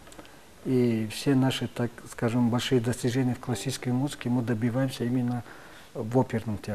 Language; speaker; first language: Russian; non-native, local second language; Tajik